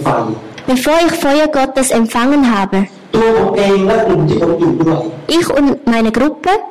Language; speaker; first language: German; non-native, learner; Thai